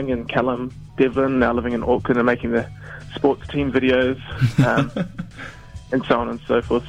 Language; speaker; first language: English; native; English